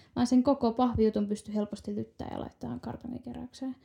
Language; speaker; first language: Finnish; native; Finnish